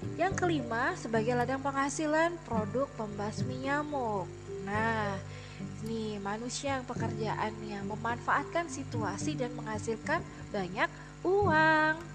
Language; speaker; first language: Indonesian; native; Indonesian